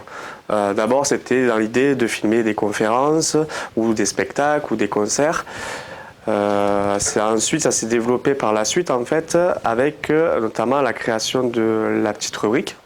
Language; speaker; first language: French; native; French